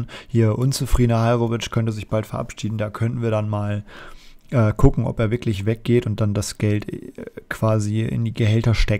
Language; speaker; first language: German; native; German